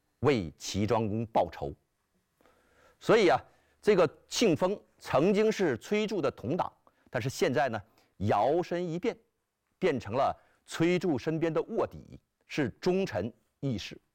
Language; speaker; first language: Chinese; native; Chinese